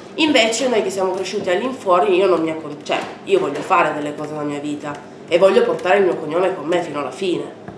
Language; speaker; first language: Italian; native; Italian